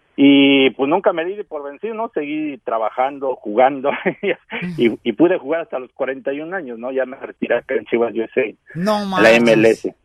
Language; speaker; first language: Spanish; native; Spanish